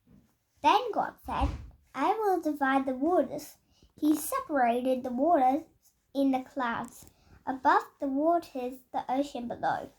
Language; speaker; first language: English; native; English